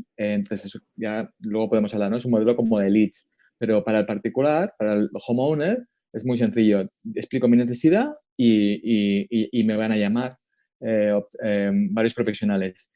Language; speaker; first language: Spanish; native; Spanish